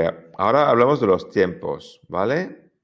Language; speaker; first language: Spanish; non-native, fluent; French